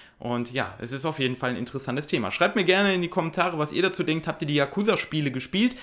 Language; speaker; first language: German; native; German